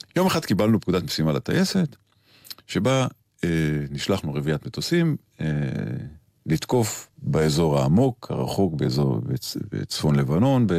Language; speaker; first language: Hebrew; native; Hebrew